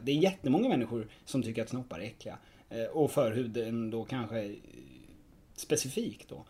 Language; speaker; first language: Swedish; native; Swedish